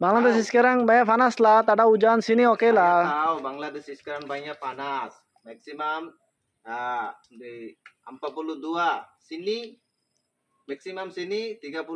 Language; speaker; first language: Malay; non-native, learner; Bangla